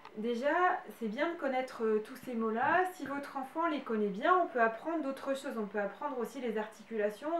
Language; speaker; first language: French; native; French